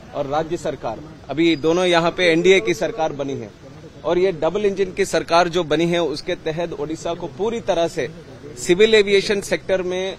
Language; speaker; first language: Hindi; non-native, local second language; Telugu